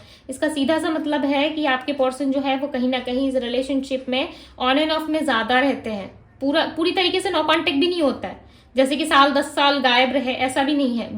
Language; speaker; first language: Hindi; native; Hindi